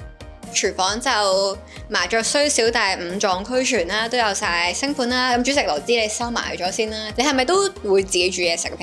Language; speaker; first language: Cantonese; native; Cantonese